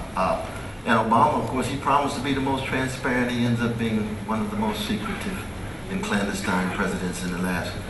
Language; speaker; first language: English; native; English